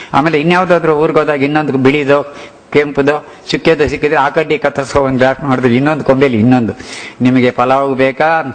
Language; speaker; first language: Kannada; non-native, local second language; Telugu